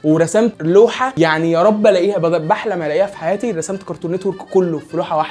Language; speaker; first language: Arabic; native; Arabic